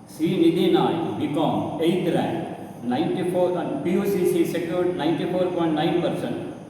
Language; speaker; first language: English; non-native, local second language; Kannada